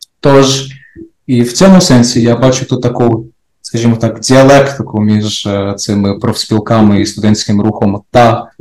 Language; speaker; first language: Ukrainian; native; Ukrainian